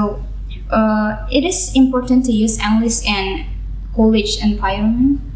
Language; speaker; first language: English; non-native, learner; Indonesian